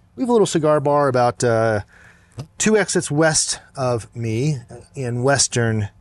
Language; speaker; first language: English; native; English